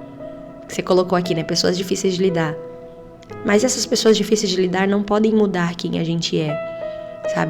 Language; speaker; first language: Portuguese; native; Portuguese